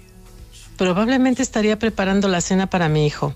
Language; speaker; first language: Spanish; native; Spanish